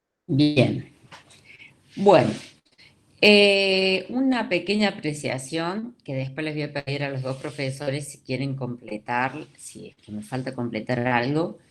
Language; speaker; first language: Spanish; native; Spanish